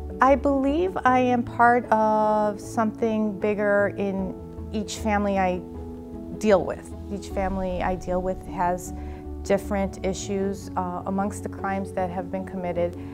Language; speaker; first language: English; early bilingual, other home language; Spanish